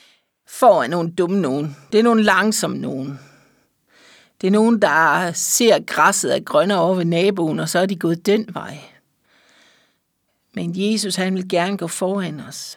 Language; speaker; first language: Danish; native; Danish